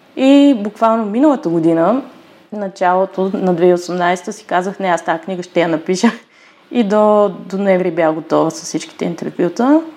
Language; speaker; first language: Bulgarian; native; Bulgarian